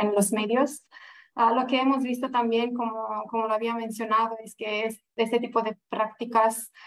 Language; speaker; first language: Spanish; non-native, fluent; Romanian